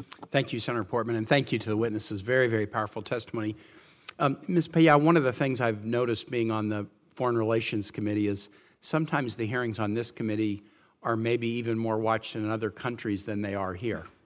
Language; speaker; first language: English; native; English